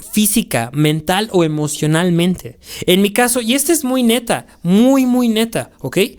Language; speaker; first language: Spanish; native; Spanish